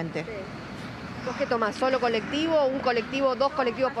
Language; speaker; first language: Spanish; native; Spanish